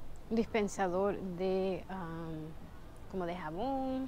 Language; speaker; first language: Spanish; early bilingual, heritage; Spanish